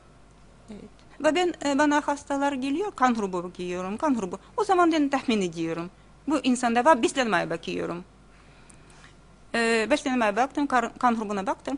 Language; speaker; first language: Turkish; non-native, fluent; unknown